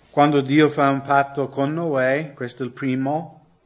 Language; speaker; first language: Italian; non-native, fluent; English